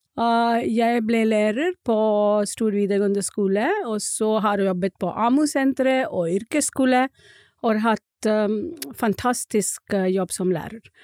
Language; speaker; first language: Norwegian; non-native, fluent; Marathi